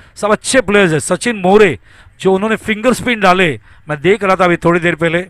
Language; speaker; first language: Hindi; non-native, local second language; Marathi